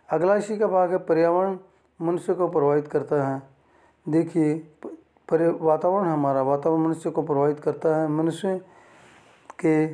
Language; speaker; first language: Hindi; native; Hindi